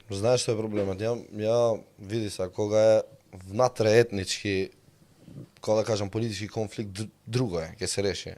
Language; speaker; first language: Macedonian; non-native, local second language; Albanian